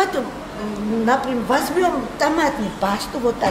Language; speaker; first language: Russian; non-native, fluent; Georgian